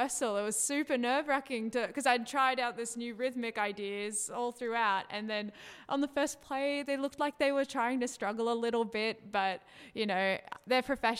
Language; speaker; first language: English; native; English